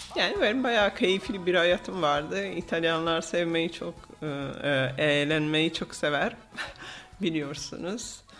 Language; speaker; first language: Turkish; non-native, fluent; Italian